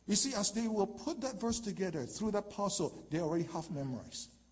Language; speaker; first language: English; non-native, local second language; Chinese